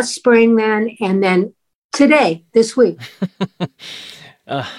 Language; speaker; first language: English; native; English